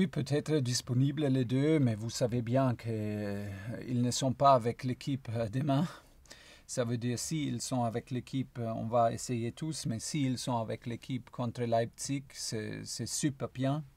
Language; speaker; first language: French; non-native, fluent; German